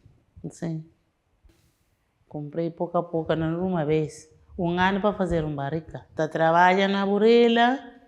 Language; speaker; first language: Portuguese; non-native, learner; Kabuverdianu